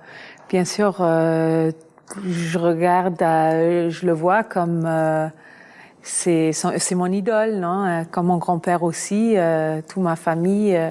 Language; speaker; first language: French; non-native, fluent; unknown